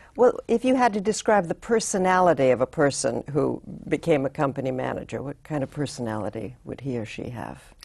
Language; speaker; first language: English; native; English